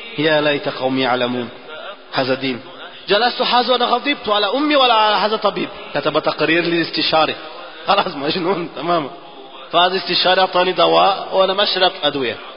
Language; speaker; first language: Arabic; non-native, fluent; Portuguese